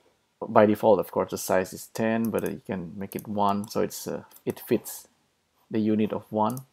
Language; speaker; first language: English; non-native, fluent; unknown